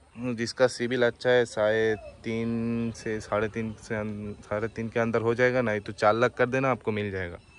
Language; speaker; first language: Hindi; non-native, local second language; Bangla